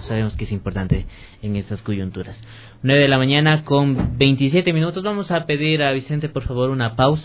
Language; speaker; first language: Spanish; native; Spanish